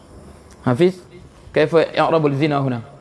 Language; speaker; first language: Arabic; non-native, fluent; Malay